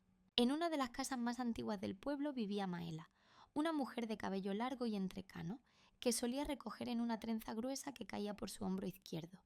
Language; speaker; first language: Spanish; native; Spanish